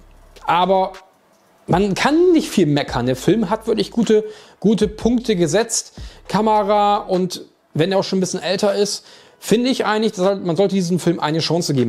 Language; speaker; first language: German; native; German